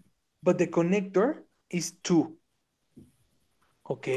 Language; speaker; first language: English; non-native, fluent; Spanish